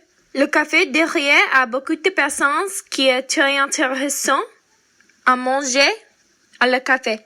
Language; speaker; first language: French; non-native, learner; English